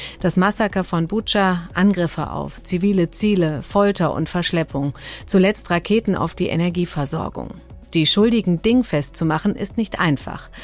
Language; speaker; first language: German; native; German